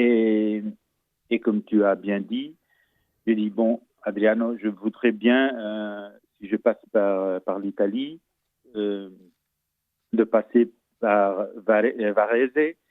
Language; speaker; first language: French; non-native, fluent; Portuguese